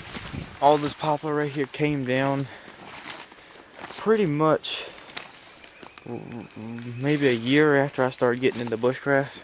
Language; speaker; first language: English; native; English